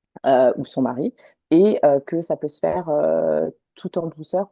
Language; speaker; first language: French; native; French